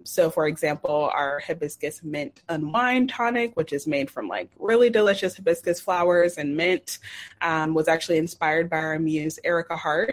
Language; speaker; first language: English; native; English